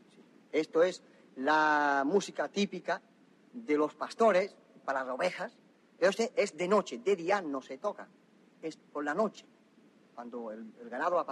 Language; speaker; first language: Spanish; non-native, local second language; Catalan